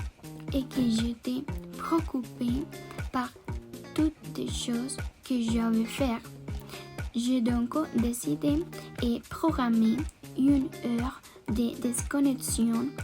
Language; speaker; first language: French; non-native, learner; Spanish